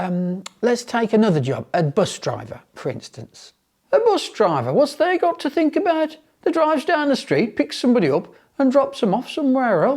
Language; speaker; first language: English; native; English